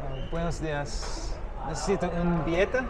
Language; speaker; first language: Spanish; non-native, learner; English